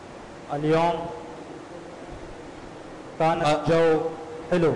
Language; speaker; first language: Arabic; non-native, learner; Urdu